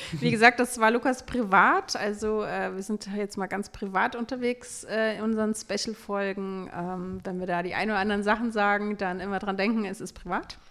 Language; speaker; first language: German; native; German